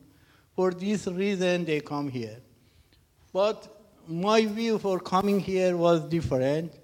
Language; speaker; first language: English; non-native, learner; Persian